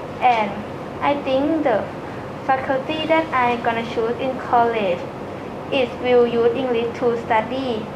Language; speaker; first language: English; non-native, learner; Thai